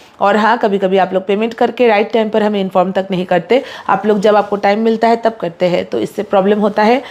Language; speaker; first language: Hindi; non-native, local second language; Bangla